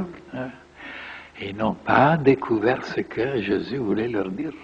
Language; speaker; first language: French; non-native, fluent; Bulgarian